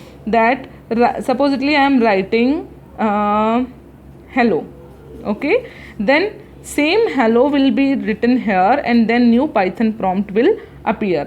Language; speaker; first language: English; non-native, local second language; Hindi